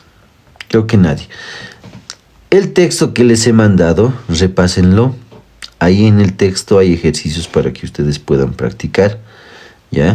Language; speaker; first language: Spanish; native; Spanish